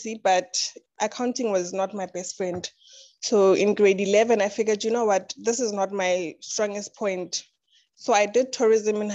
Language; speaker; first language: English; non-native, local second language; Tswana